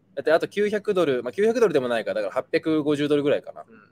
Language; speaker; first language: Japanese; native; Japanese